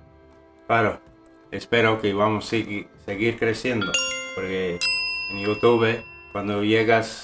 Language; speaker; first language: Spanish; non-native, fluent; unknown